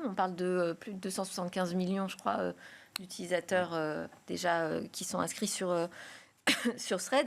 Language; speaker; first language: French; native; French